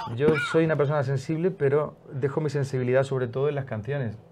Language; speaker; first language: Spanish; native; Spanish